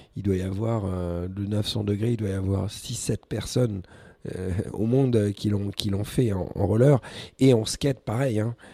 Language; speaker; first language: French; early bilingual, other home language; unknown